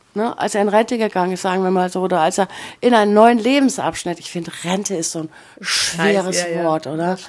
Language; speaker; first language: German; native; German